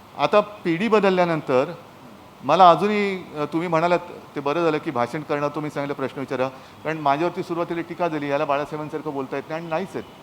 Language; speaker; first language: Marathi; native; Marathi